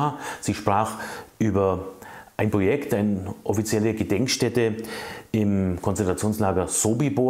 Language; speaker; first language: German; native; German